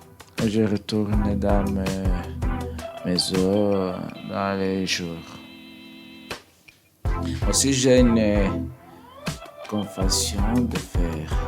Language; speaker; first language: French; non-native, learner; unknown